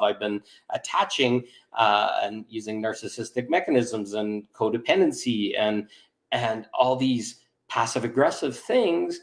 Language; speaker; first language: English; native; English